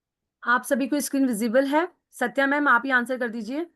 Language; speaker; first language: Hindi; native; Hindi